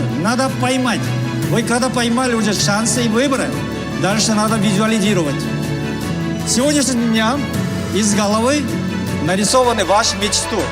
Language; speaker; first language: Russian; non-native, learner; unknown